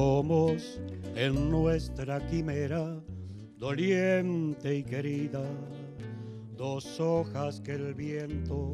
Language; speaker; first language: Spanish; native; Spanish